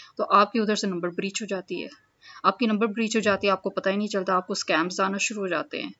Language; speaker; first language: Urdu; non-native, local second language; Punjabi